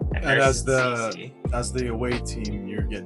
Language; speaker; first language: English; native; English